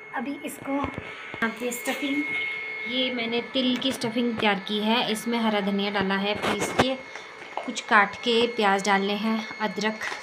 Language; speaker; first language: Hindi; native; Hindi